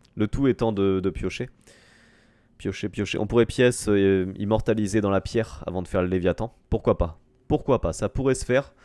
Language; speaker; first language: French; native; French